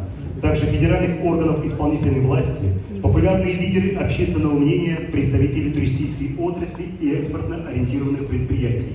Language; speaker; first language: Russian; native; Russian